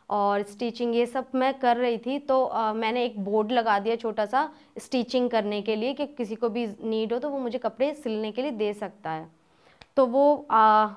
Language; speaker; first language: Hindi; native; Hindi